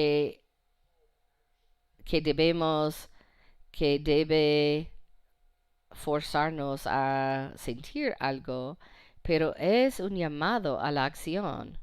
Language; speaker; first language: Spanish; non-native, fluent; English